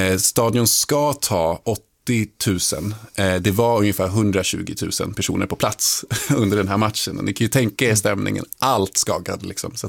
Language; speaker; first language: Swedish; early bilingual, other home language; Lingala